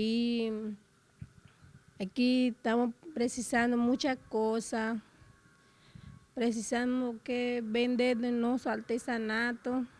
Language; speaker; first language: Portuguese; non-native, learner; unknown